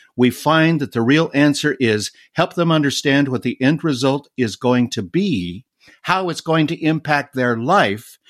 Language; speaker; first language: English; native; English